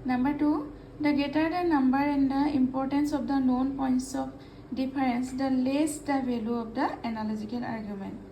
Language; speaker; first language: English; non-native, local second language; Assamese